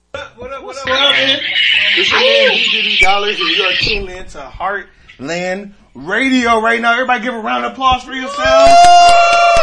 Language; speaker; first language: English; native; English